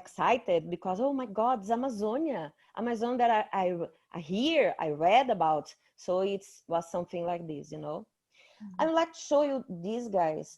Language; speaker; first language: English; non-native, fluent; Portuguese